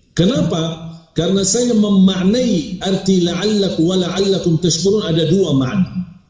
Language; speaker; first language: Malay; non-native, fluent; Arabic